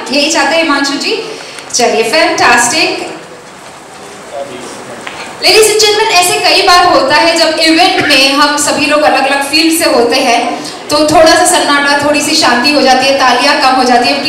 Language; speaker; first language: Hindi; native; Hindi